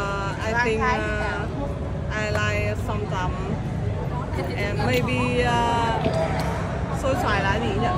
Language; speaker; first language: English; non-native, learner; Vietnamese